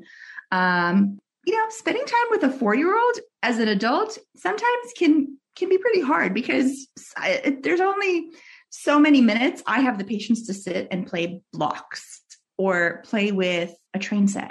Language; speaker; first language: English; early bilingual, other home language; Russian